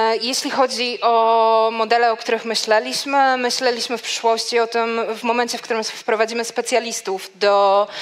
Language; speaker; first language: Polish; native; Polish